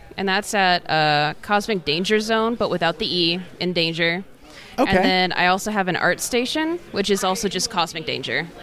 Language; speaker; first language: English; native; English